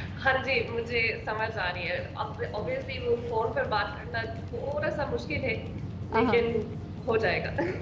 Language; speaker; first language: Hindi; non-native, learner; English